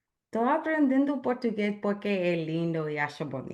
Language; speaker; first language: Portuguese; non-native, learner; English